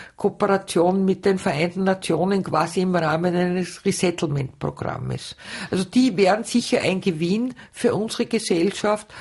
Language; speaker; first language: German; native; German